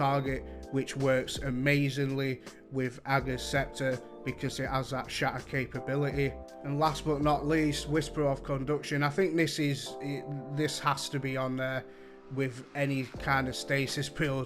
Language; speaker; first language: English; native; English